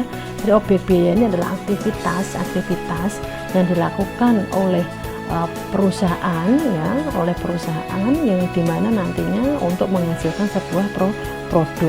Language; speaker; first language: Indonesian; native; Indonesian